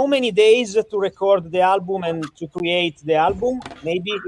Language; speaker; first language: English; non-native, learner; Italian